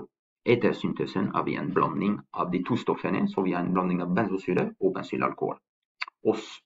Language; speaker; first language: Norwegian; non-native, fluent; French